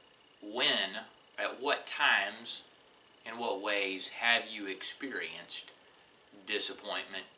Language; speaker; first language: English; native; English